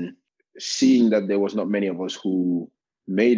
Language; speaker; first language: English; non-native, fluent; Norwegian